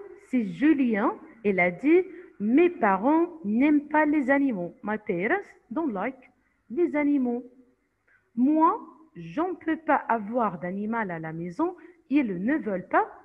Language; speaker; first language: French; non-native, fluent; Arabic